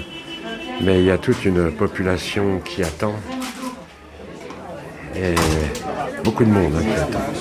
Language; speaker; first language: French; native; French